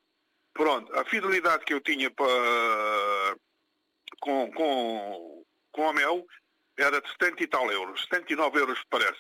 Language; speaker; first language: Portuguese; non-native, local second language; Kabuverdianu